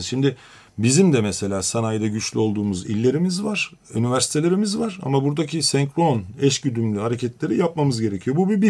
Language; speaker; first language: Turkish; native; Turkish